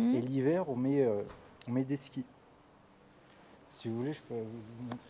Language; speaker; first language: French; native; French